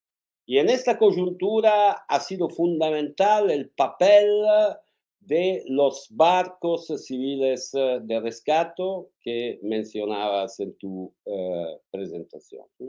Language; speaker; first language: Spanish; non-native, fluent; Italian